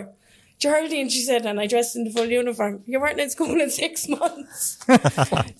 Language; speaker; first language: English; native; English